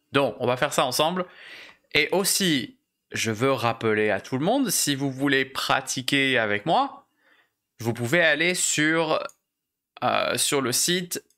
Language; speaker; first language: French; native; French